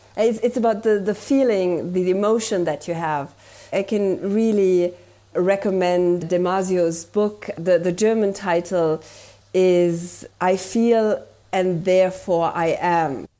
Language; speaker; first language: English; non-native, fluent; German